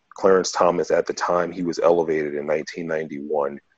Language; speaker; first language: English; native; English